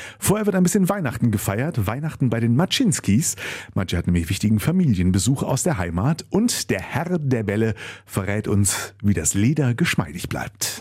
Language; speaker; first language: German; native; German